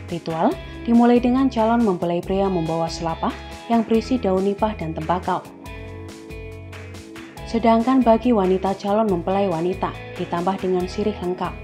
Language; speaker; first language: Indonesian; native; Indonesian